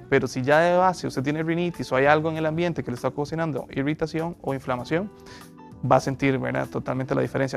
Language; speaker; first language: Spanish; native; Spanish